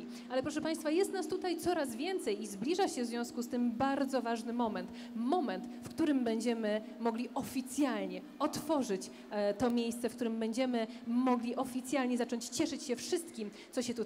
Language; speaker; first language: Polish; native; Polish